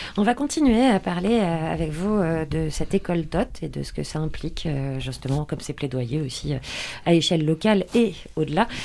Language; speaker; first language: French; native; French